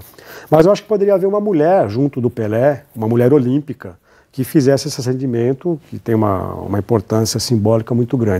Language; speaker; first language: Portuguese; native; Portuguese